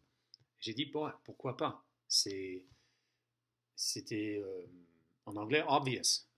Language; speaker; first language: French; non-native, fluent; English